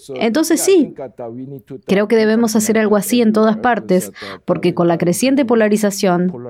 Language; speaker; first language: Spanish; non-native, fluent; Korean